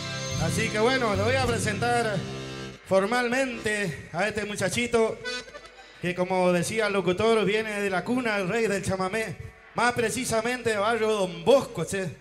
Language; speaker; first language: Spanish; native; Spanish